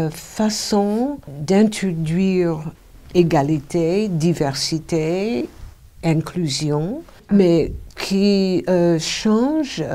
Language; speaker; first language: French; non-native, fluent; English